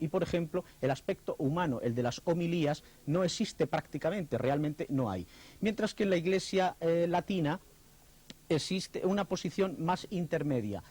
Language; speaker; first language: Spanish; native; Spanish